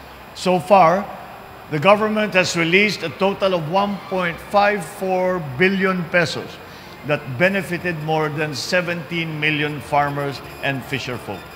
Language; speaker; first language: English; non-native, local second language; Filipino